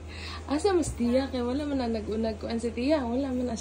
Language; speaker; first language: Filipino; non-native, local second language; Cebuano